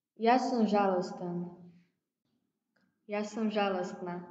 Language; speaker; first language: Slovenian; non-native, learner; Ukrainian